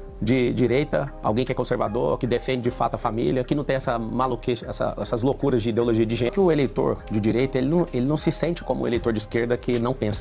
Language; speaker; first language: Portuguese; native; Portuguese